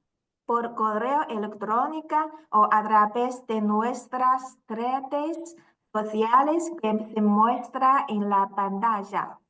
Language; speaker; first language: Spanish; non-native, fluent; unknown